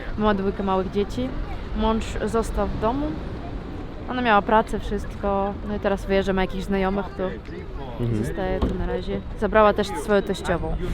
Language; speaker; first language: Polish; non-native, fluent; Ukrainian